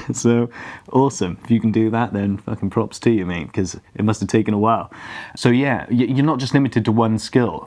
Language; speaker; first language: English; native; English